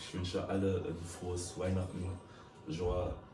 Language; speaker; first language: German; early bilingual, other home language; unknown